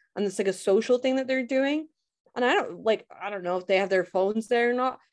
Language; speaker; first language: English; native; English